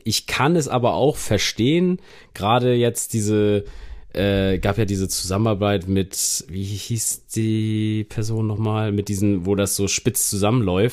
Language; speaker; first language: German; native; German